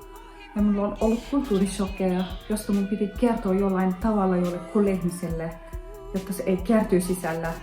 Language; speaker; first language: Finnish; non-native, fluent; Turkish